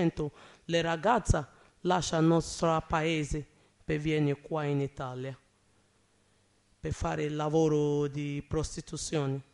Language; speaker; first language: Italian; non-native, learner; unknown